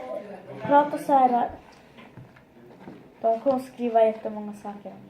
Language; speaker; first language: Swedish; early bilingual, other home language; Turkish